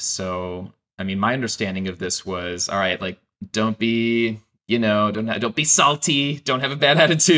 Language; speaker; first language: English; non-native, fluent; Persian